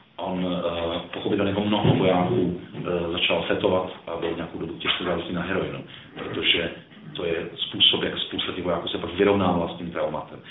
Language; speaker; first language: Czech; early bilingual, other home language; Croatian